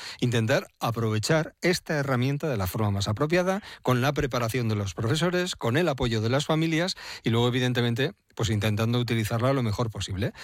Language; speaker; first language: Spanish; native; Spanish